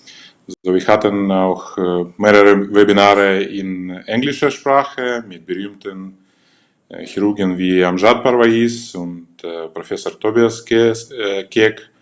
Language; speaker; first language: German; non-native, fluent; Russian